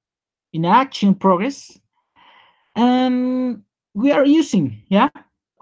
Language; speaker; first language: English; non-native, learner; Spanish